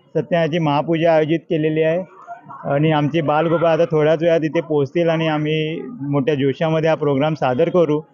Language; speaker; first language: Marathi; native; Marathi